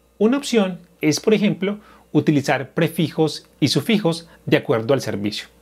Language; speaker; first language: Spanish; native; Spanish